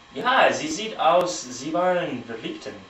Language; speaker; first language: German; non-native, learner; English